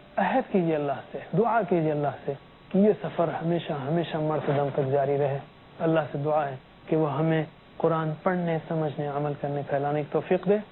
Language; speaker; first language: Urdu; native; Urdu